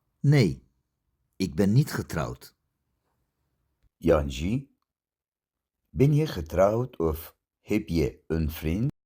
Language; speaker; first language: Dutch; non-native, learner; Kurdish